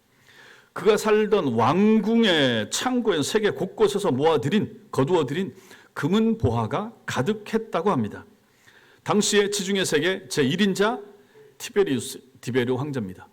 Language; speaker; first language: Korean; native; Korean